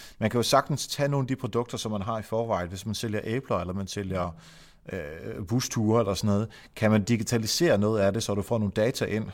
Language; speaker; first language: Danish; non-native, fluent; Dutch